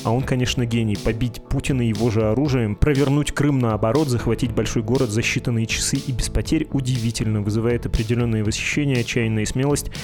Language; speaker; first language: Russian; native; Russian